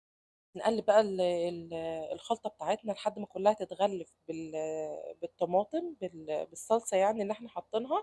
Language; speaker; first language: Arabic; native; Arabic